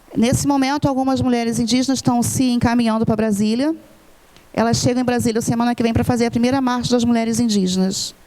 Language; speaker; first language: Portuguese; non-native, fluent; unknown